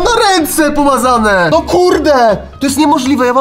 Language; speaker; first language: Polish; native; Polish